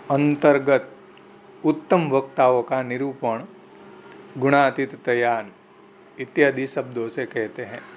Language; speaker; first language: Hindi; non-native, local second language; Gujarati